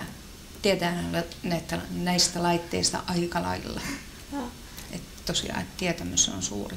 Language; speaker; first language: Finnish; native; Finnish